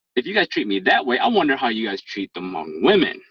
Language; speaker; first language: English; native; English